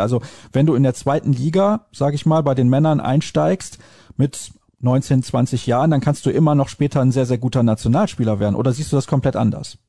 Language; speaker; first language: German; native; German